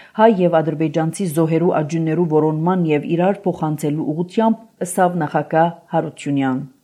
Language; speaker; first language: Armenian; early bilingual, heritage; Armenian